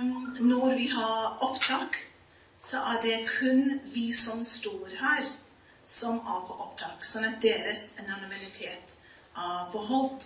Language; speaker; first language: Norwegian; non-native, fluent; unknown